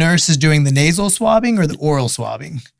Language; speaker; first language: English; native; English